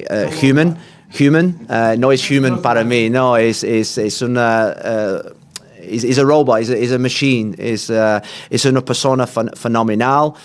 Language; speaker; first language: Spanish; non-native, learner; English